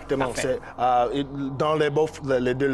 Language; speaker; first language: French; non-native, learner; English